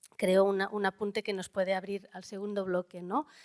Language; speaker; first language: Spanish; non-native, local second language; Catalan